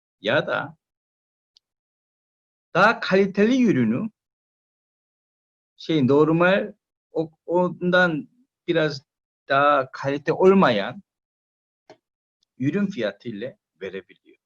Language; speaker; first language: Turkish; non-native, learner; Korean